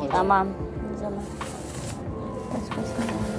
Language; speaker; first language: Turkish; non-native, learner; Indonesian